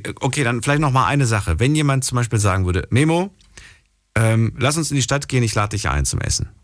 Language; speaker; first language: German; native; German